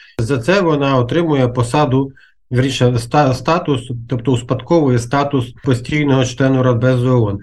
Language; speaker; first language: Ukrainian; native; Ukrainian